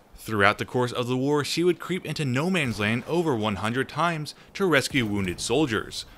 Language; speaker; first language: English; native; English